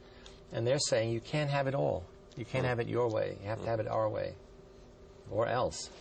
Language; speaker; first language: English; native; English